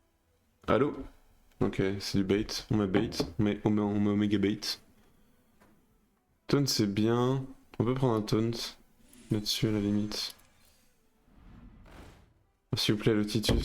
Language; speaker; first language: French; native; French